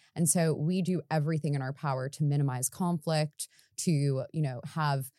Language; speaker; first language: English; native; English